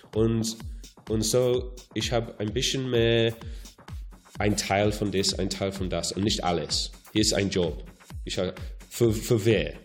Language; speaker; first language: German; non-native, learner; English